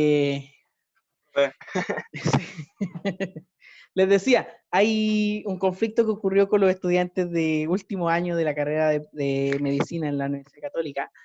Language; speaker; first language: Spanish; native; Spanish